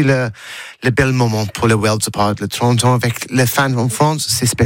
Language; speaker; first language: French; non-native, learner; English